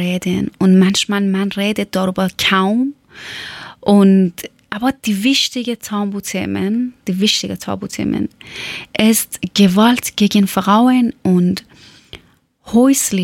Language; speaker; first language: German; non-native, learner; Persian